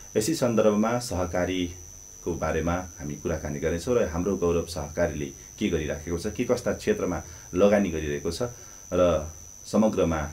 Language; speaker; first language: Nepali; native; Nepali